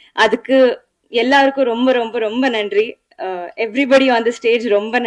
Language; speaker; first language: Tamil; non-native, learner; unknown